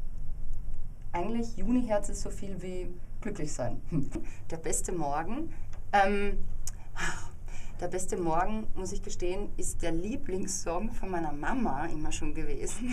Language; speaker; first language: German; native; German